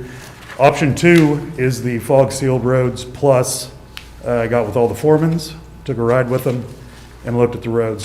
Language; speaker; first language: English; native; English